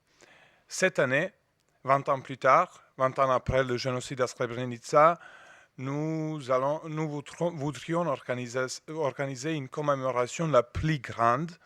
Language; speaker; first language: French; non-native, fluent; Serbian